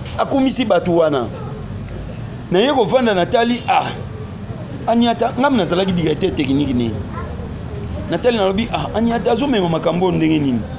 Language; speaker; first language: Lingala; native; Lingala